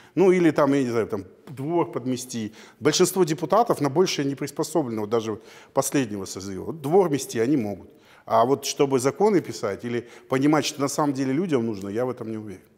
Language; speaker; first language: Russian; native; Russian